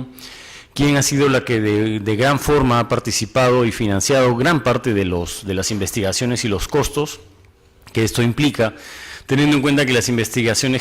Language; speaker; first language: Spanish; native; Spanish